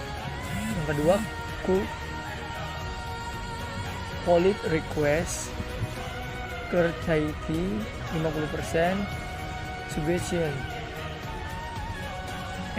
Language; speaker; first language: English; non-native, learner; Indonesian